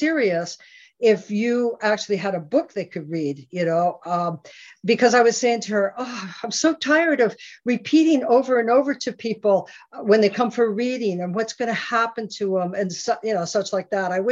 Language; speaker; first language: English; native; English